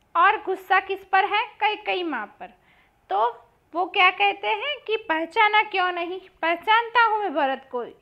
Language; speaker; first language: Hindi; non-native, local second language; Gujarati